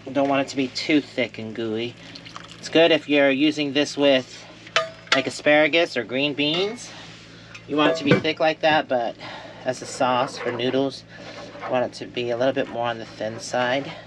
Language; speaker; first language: English; native; English